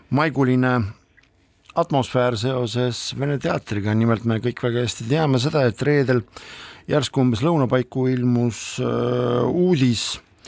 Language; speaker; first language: Estonian; non-native, local second language; Russian